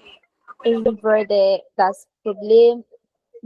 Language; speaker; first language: German; non-native, learner; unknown